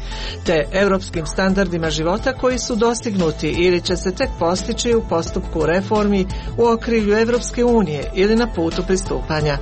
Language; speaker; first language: Croatian; native; Croatian